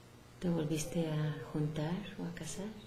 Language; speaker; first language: Spanish; native; Spanish